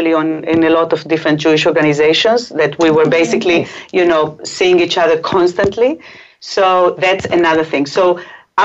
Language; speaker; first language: English; non-native, fluent; Hebrew